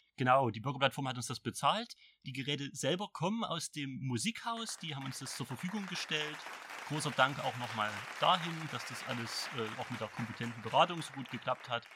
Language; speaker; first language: German; native; German